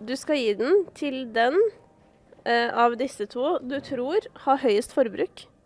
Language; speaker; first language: Norwegian; native; Norwegian